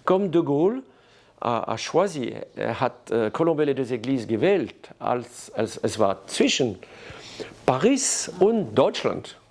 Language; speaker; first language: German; non-native, learner; French